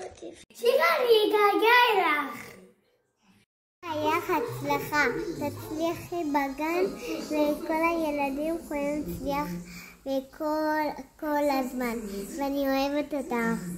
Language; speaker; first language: Hebrew; native; Hebrew